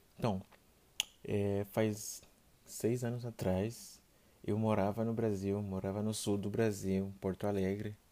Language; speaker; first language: Portuguese; non-native, fluent; Haitian Creole